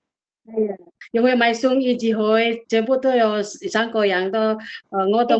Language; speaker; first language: Cantonese; non-native, learner; Indonesian